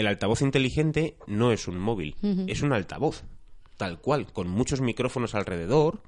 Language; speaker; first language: Spanish; native; Spanish